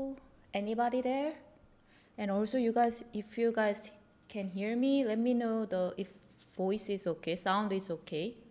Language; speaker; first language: English; non-native, fluent; Korean